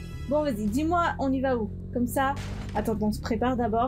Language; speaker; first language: French; native; French